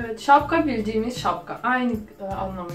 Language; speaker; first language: Turkish; non-native, fluent; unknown